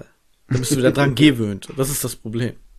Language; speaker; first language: German; native; German